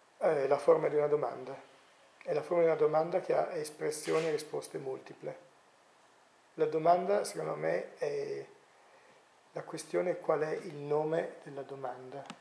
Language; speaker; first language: Italian; native; Italian